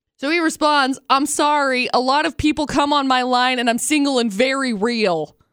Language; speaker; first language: English; native; English